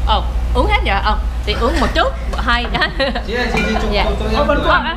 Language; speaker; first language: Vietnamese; early bilingual, heritage; Vietnamese